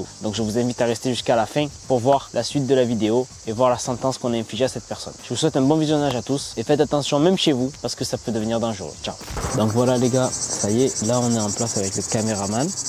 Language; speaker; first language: French; native; French